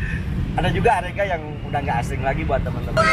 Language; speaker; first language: Indonesian; native; Indonesian